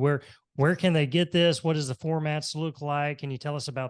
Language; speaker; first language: English; native; English